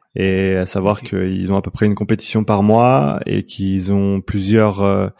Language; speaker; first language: French; native; French